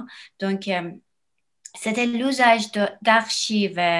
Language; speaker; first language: French; non-native, learner; Persian